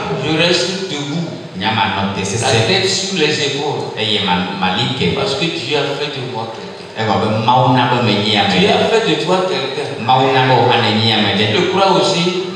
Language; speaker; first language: French; non-native, local second language; Ewe